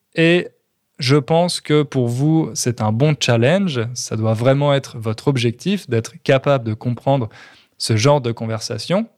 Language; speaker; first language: French; native; French